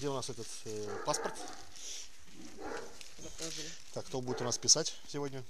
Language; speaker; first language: Russian; native; Russian